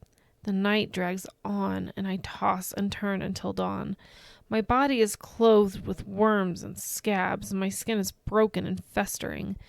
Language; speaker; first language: English; native; English